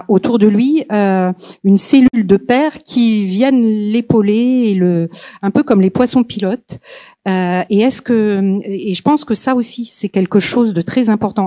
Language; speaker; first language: French; native; French